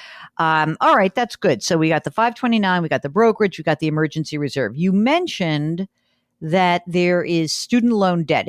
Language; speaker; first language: English; native; English